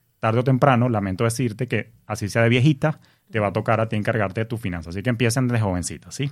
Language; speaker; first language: Spanish; native; Spanish